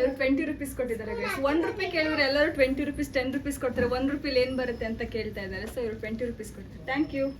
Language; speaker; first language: Kannada; native; Kannada